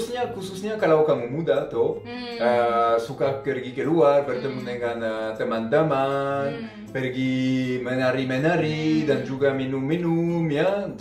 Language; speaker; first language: Indonesian; non-native, fluent; French